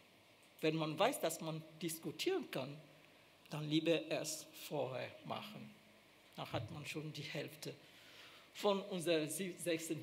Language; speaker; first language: German; non-native, fluent; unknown